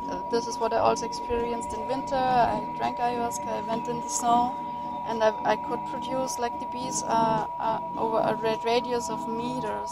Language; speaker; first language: English; non-native, fluent; German